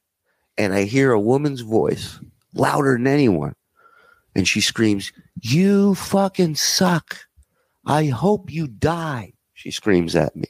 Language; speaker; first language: English; native; English